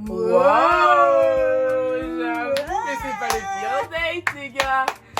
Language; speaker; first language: French; native; French